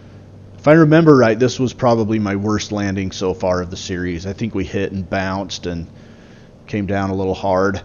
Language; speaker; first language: English; native; English